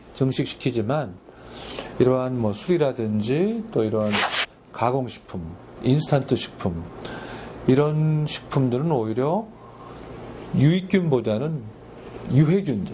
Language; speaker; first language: Korean; native; Korean